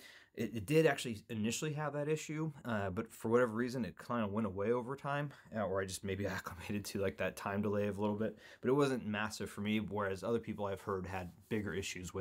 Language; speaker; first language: English; native; English